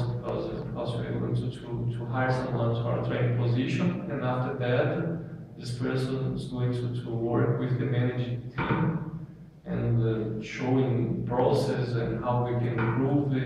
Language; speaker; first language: English; non-native, learner; Portuguese